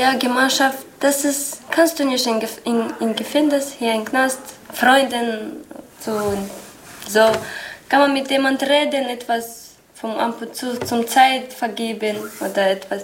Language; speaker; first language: German; non-native, learner; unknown